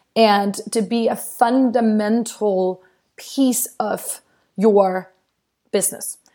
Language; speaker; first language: English; non-native, fluent; Danish